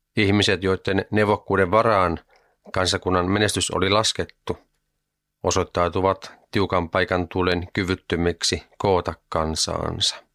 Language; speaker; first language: Finnish; native; Finnish